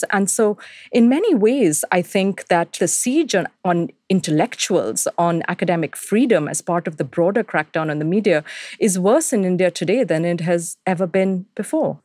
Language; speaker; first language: English; non-native, local second language; Hindi